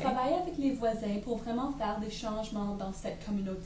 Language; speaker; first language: French; native; French